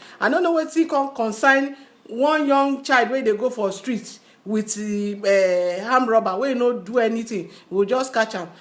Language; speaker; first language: Nigerian Pidgin; non-native, local second language; Yoruba